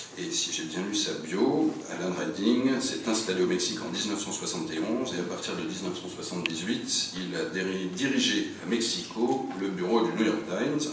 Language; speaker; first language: French; native; French